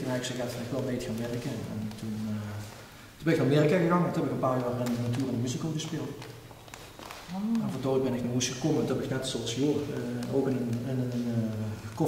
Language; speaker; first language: Dutch; native; Dutch